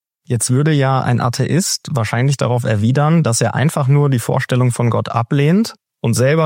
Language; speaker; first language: German; native; German